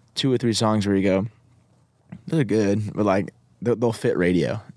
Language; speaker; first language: English; native; English